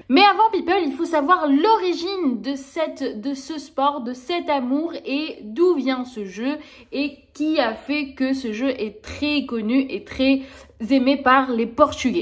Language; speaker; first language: French; non-native, local second language; Arabic